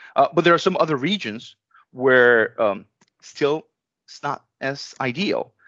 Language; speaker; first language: English; non-native, fluent; Spanish